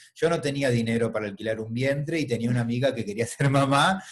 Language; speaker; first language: Spanish; native; Spanish